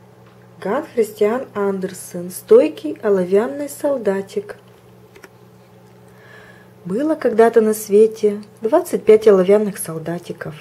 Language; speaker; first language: Russian; native; Russian